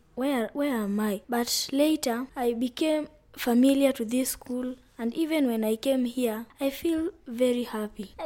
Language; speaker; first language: English; non-native, local second language; Luyia